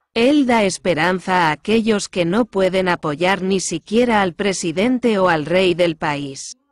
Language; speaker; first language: Spanish; non-native, fluent; Korean